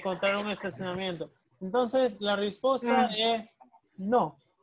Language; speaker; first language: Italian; non-native, fluent; Spanish